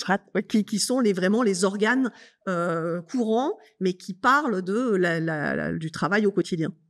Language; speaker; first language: French; native; French